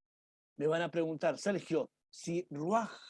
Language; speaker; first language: Spanish; native; Spanish